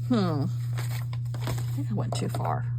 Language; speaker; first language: English; native; English